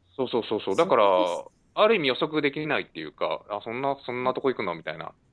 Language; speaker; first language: Japanese; native; Japanese